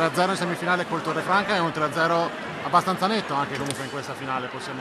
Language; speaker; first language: Italian; native; Italian